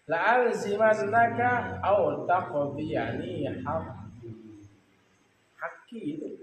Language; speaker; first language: Arabic; non-native, fluent; Sasak